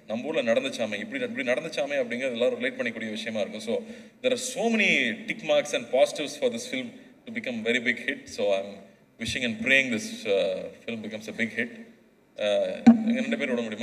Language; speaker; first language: Tamil; native; Tamil